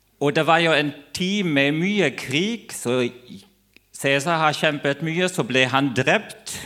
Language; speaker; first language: Norwegian; non-native, fluent; German